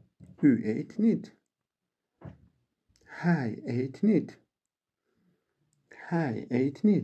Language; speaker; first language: Dutch; non-native, learner; Turkish